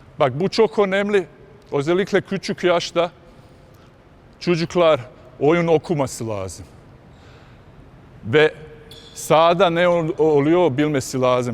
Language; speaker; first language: Turkish; non-native, fluent; Bosnian